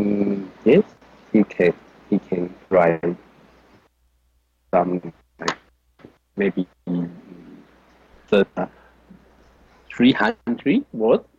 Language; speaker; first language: English; non-native, learner; Chinese